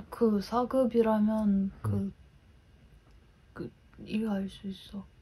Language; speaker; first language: Korean; non-native, learner; Ukrainian